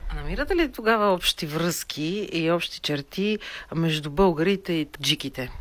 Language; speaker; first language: Bulgarian; native; Bulgarian